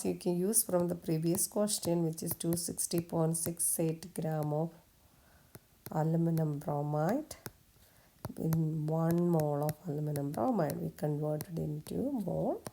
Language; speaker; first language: English; non-native, local second language; Malayalam